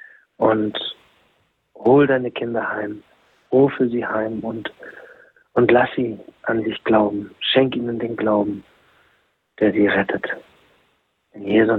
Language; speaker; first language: German; native; German